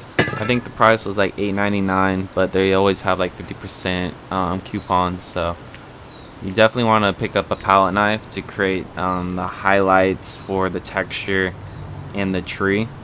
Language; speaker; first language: English; native; English